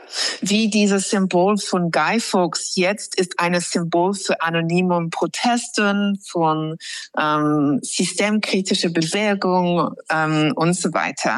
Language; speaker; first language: German; non-native, fluent; English